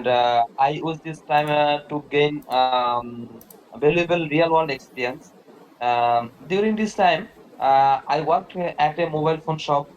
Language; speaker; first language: English; non-native, learner; Bangla